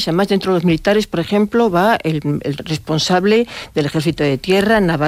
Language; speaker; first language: Spanish; native; Spanish